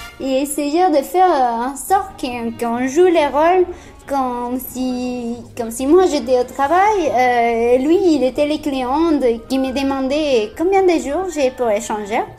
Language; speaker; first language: French; non-native, fluent; Spanish